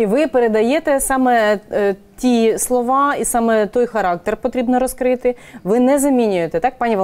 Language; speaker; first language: Ukrainian; native; Ukrainian